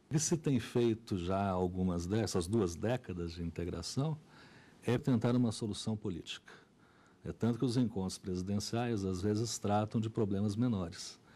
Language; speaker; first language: Portuguese; native; Portuguese